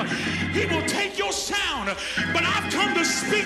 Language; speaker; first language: English; native; English